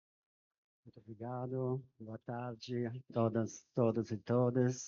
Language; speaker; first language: Portuguese; non-native, fluent; Spanish